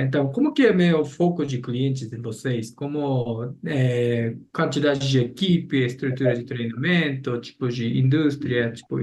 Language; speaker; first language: Portuguese; non-native, fluent; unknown